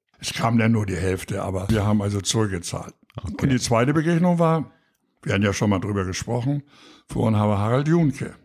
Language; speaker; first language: German; native; German